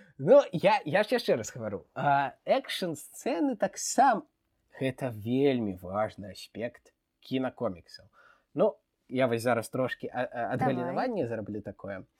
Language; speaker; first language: Belarusian; non-native, local second language; Russian